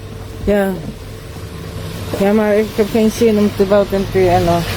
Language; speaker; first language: Dutch; non-native, learner; Filipino